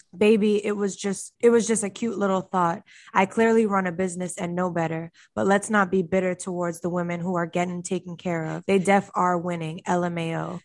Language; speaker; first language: English; native; English